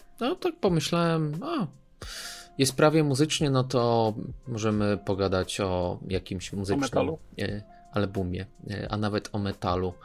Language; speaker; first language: Polish; native; Polish